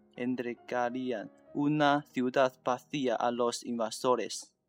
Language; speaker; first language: Spanish; non-native, learner; Chinese